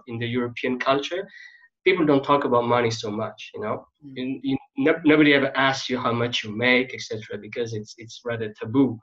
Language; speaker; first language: English; non-native, fluent; French